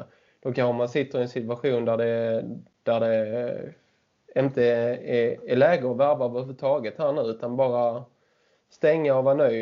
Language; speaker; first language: Swedish; native; Swedish